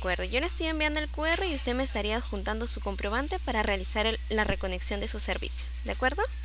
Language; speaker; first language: Spanish; native; Spanish